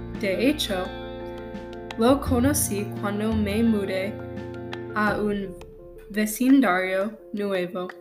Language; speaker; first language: Spanish; non-native, learner; English